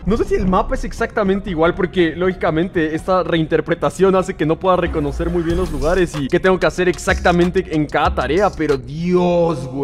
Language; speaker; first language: Spanish; native; Spanish